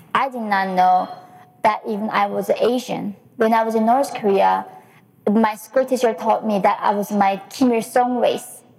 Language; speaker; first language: English; early bilingual, other home language; Korean